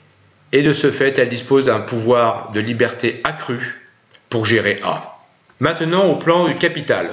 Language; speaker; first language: French; native; French